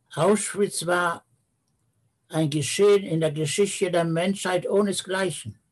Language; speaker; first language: German; native; German